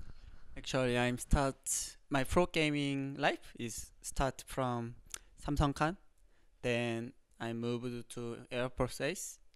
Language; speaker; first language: English; non-native, learner; Korean